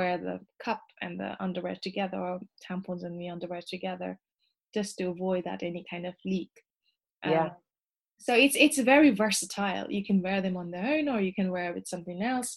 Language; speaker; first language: English; non-native, local second language; Nepali